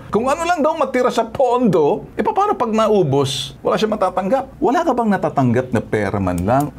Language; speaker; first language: Filipino; native; Filipino